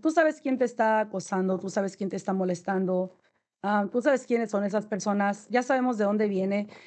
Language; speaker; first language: Spanish; native; Spanish